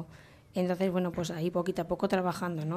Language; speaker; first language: Spanish; native; Spanish